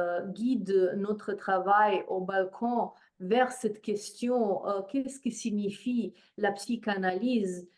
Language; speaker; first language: French; non-native, fluent; Slovenian